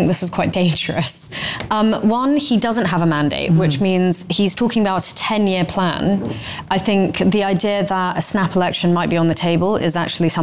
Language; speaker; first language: English; native; English